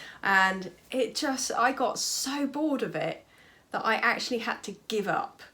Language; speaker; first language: English; native; English